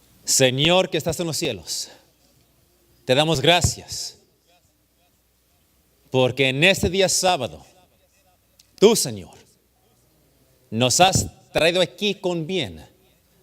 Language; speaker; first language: Spanish; early bilingual, heritage; English